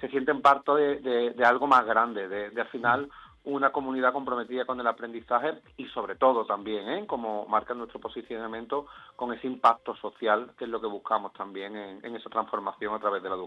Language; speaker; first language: Spanish; native; Spanish